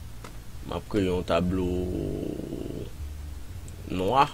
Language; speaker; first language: French; non-native, learner; Haitian Creole